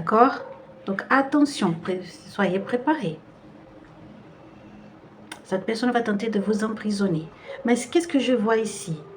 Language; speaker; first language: French; non-native, fluent; Portuguese